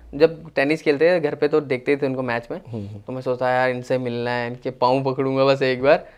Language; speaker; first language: Hindi; native; Hindi